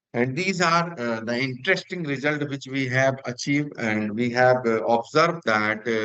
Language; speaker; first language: English; non-native, local second language; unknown